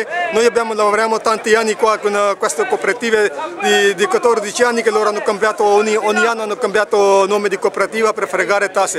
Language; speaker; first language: Italian; non-native, fluent; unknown